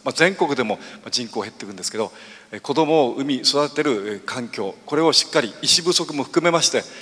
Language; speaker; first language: Japanese; native; Japanese